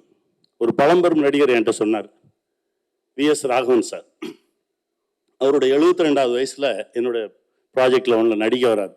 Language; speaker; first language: Tamil; native; Tamil